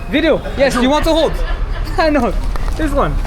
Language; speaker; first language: English; non-native, learner; French